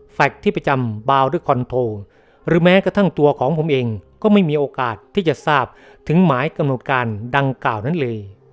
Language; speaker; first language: Thai; native; Thai